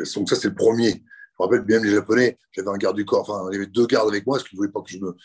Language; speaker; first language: French; native; French